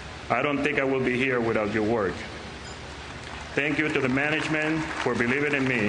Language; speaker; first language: English; non-native, fluent; Spanish